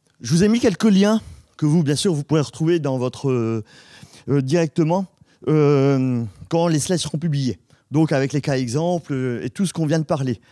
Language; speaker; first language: French; native; French